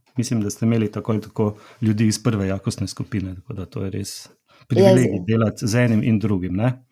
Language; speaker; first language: Slovenian; native; Slovenian